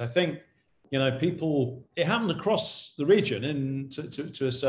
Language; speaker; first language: English; native; English